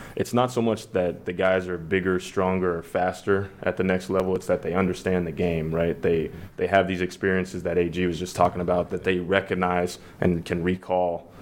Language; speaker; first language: English; native; English